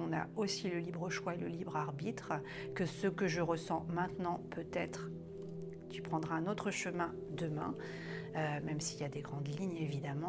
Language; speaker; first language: French; native; French